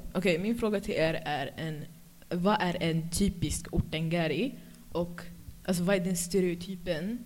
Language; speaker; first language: Swedish; early bilingual, other home language; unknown